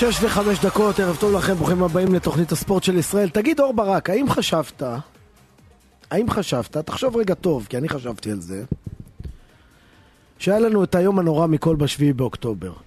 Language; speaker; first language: Hebrew; native; Hebrew